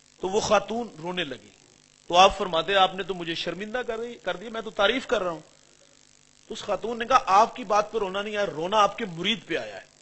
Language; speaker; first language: Urdu; non-native, local second language; Punjabi